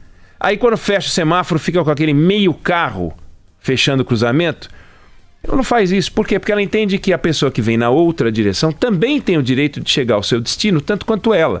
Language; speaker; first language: Portuguese; native; Portuguese